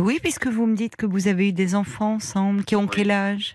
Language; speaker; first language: French; native; French